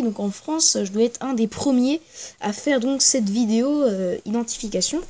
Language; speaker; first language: French; native; French